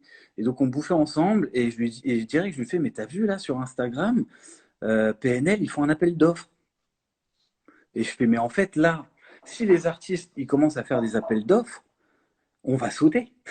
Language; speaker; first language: French; native; French